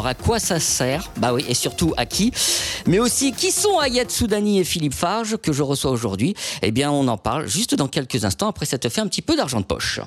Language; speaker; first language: French; native; French